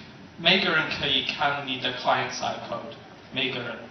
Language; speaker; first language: Chinese; non-native, learner; English